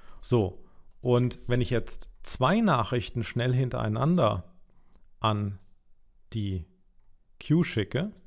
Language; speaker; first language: German; native; German